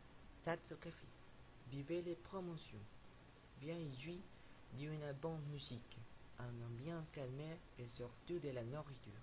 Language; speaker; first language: French; non-native, learner; Spanish